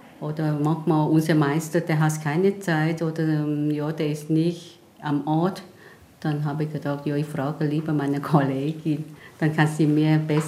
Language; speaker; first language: German; non-native, learner; Vietnamese